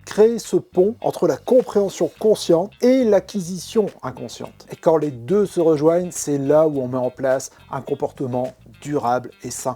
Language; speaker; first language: French; native; French